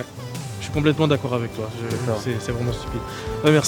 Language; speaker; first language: French; native; French